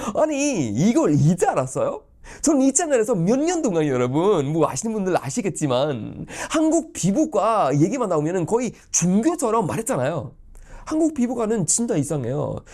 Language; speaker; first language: Korean; non-native, fluent; Swedish